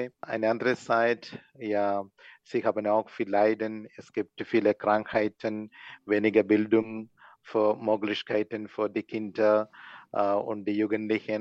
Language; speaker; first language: German; non-native, learner; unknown